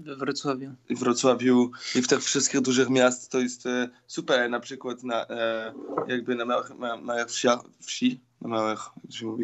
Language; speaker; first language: Polish; early bilingual, heritage; Polish